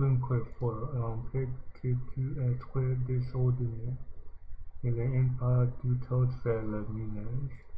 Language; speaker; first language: French; non-native, learner; English